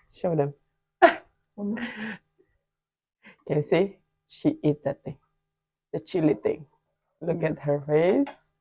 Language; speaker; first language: English; non-native, learner; Indonesian